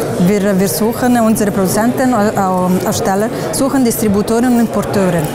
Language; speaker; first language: German; non-native, fluent; Italian